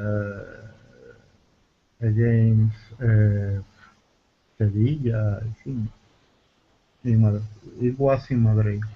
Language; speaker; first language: English; non-native, learner; Spanish